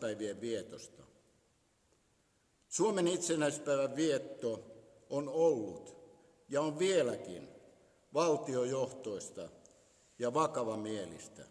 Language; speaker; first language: Finnish; native; Finnish